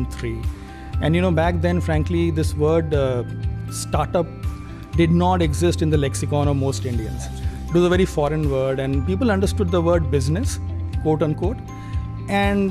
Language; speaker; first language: English; non-native, local second language; Hindi